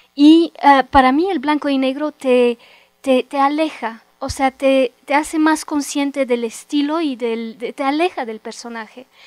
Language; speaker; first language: Spanish; non-native, fluent; Romanian